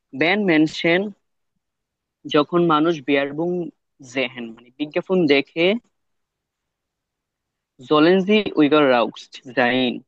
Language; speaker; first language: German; non-native, learner; Bangla